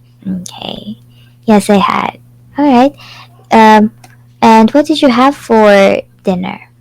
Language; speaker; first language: English; non-native, fluent; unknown